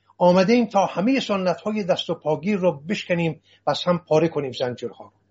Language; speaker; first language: Persian; non-native, local second language; Assyrian Neo-Aramaic